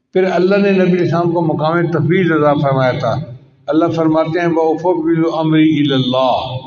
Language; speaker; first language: Urdu; non-native, local second language; Punjabi